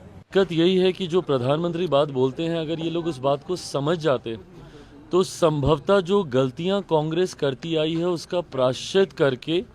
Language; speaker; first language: Hindi; native; Hindi